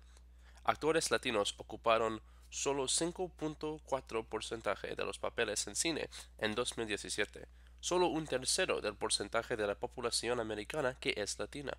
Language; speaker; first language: Spanish; non-native, fluent; English